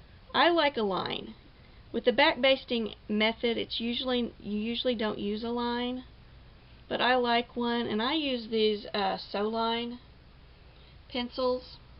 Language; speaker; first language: English; native; English